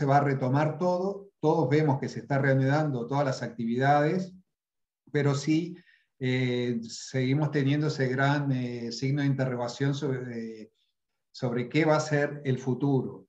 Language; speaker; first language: Spanish; native; Spanish